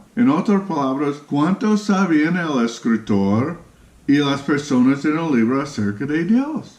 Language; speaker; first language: Spanish; non-native, fluent; English